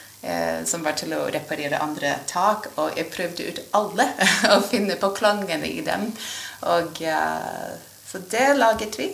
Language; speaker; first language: Norwegian; non-native, fluent; English